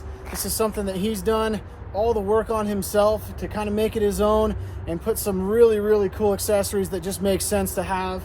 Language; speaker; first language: English; native; English